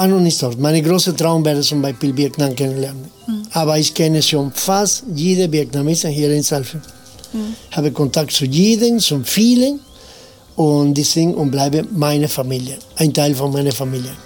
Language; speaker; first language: German; non-native, fluent; Spanish